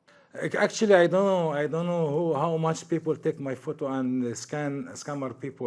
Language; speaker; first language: English; non-native, learner; Arabic